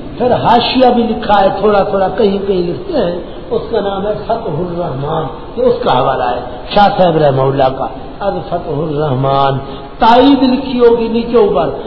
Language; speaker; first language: Urdu; non-native, local second language; Punjabi